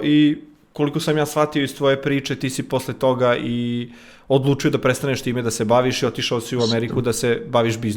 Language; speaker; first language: Bosnian; native; Bosnian